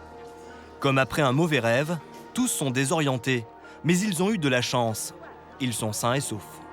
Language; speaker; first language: French; native; French